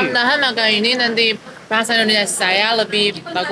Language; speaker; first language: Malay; non-native, fluent; Chinese